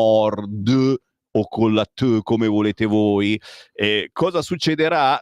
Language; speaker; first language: Italian; native; Italian